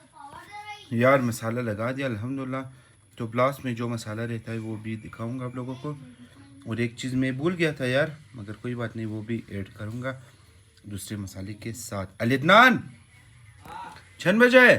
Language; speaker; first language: Hindi; non-native, local second language; Persian